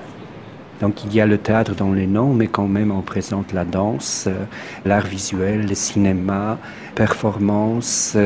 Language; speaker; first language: French; non-native, fluent; Polish